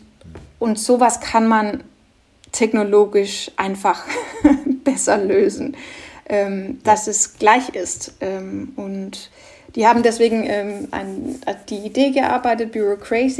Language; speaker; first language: German; non-native, fluent; Danish